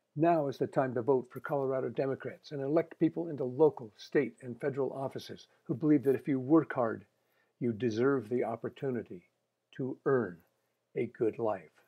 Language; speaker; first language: English; native; English